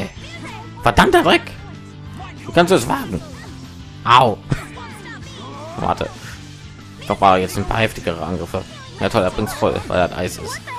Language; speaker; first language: German; native; German